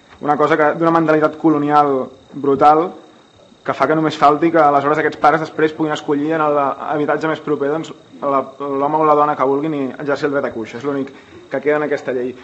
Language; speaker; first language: Catalan; native; Catalan